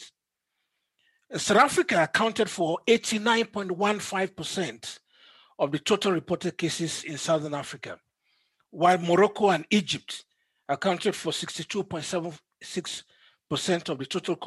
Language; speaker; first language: English; non-native, local second language; Yoruba